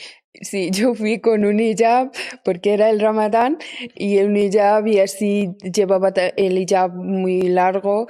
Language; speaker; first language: Spanish; non-native, fluent; Persian